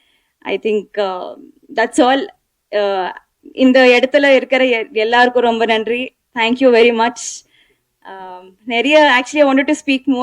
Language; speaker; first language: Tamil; non-native, learner; Telugu